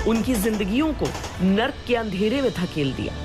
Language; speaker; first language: Hindi; native; Hindi